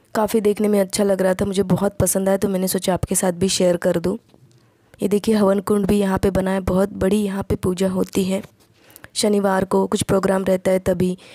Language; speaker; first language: Hindi; non-native, local second language; Marathi